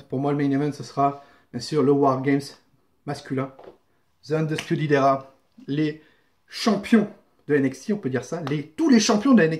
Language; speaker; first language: French; native; French